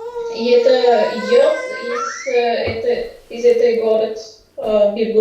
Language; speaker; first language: Russian; non-native, fluent; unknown